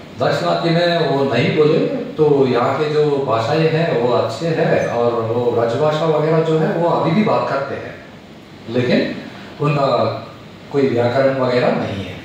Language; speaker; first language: Hindi; non-native, local second language; Telugu